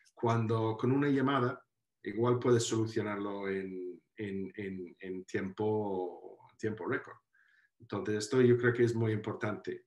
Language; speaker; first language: Spanish; non-native, fluent; Welsh